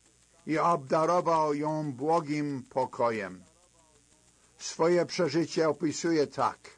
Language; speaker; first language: Polish; native; Polish